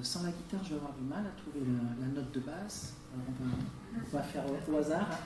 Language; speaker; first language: French; native; French